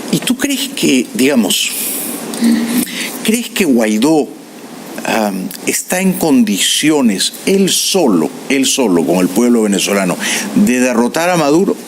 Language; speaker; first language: Spanish; native; Spanish